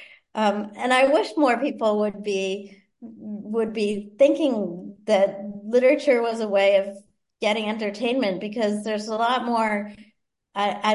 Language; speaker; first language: English; native; English